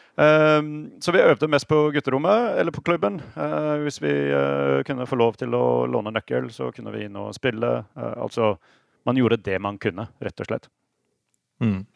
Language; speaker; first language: Norwegian; non-native, fluent; English